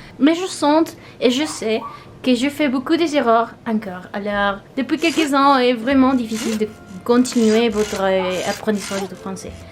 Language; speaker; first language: French; non-native, learner; Spanish